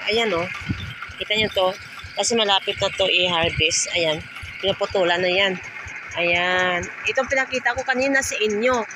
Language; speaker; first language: Filipino; non-native, local second language; Hiligaynon